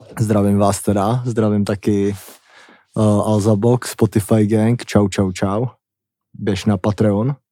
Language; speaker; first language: Czech; native; Czech